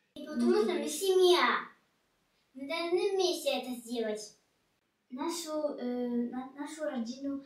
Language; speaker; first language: Russian; non-native, learner; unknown